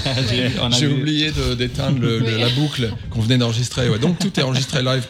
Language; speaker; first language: French; native; French